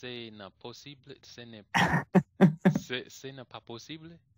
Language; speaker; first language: French; non-native, learner; English